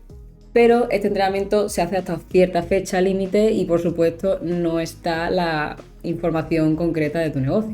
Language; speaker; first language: Spanish; native; Spanish